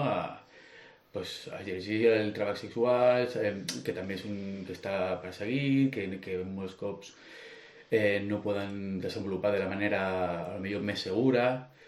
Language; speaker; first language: Catalan; non-native, local second language; Spanish